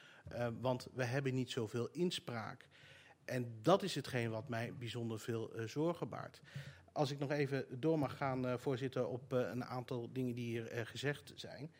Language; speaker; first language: Dutch; native; Dutch